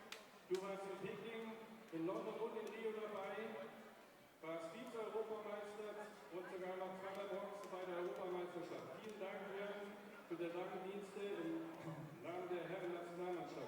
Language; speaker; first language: German; native; German